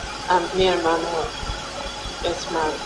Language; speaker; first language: Spanish; non-native, learner; English